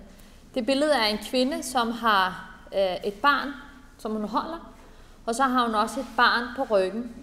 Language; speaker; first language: Danish; early bilingual, other home language; Kurdish